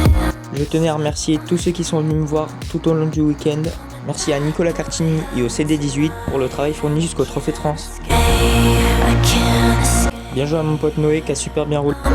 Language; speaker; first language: French; native; French